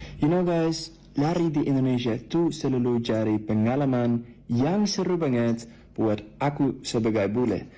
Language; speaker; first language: Indonesian; non-native, fluent; Dutch